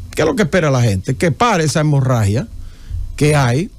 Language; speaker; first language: Spanish; native; Spanish